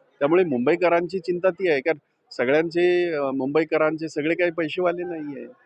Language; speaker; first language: Marathi; native; Marathi